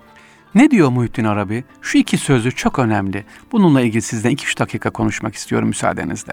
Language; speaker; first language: Turkish; native; Turkish